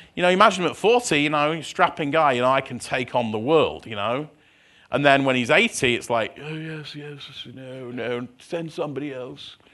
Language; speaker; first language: English; native; English